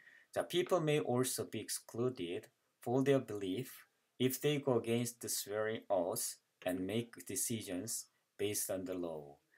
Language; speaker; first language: English; non-native, fluent; Korean